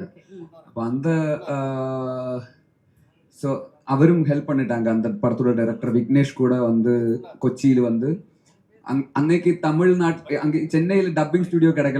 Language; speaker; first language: Tamil; non-native, learner; Malayalam